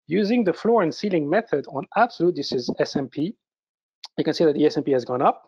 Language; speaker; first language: English; early bilingual, other home language; French